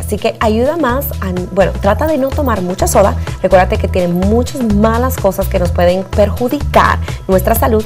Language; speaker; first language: Spanish; native; Spanish